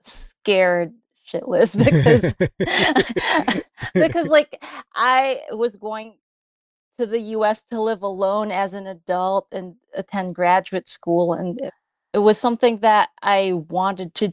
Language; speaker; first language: English; non-native, local second language; Filipino